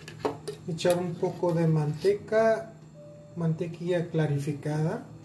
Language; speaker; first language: Spanish; non-native, fluent; Hindi